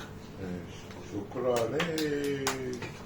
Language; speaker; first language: Arabic; native; Arabic